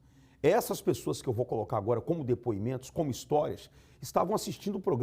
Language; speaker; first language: Portuguese; native; Portuguese